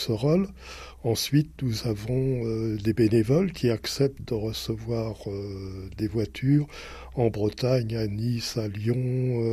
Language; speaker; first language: French; native; French